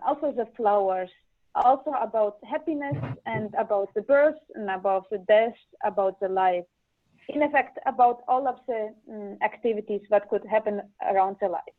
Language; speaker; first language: English; non-native, learner; Latvian